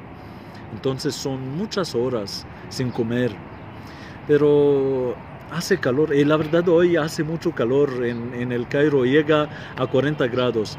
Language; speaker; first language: Spanish; non-native, fluent; Arabic